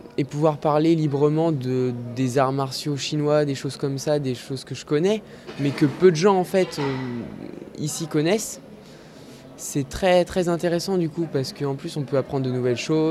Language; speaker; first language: French; native; French